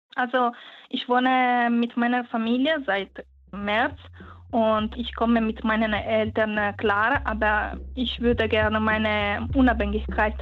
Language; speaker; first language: German; non-native, learner; Italian